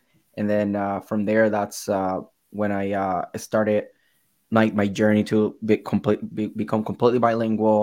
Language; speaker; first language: English; non-native, fluent; Spanish